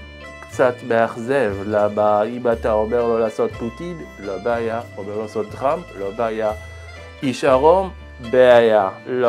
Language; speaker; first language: Hebrew; non-native, learner; Swedish